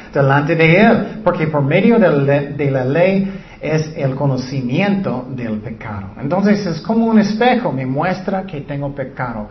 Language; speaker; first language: Spanish; non-native, learner; English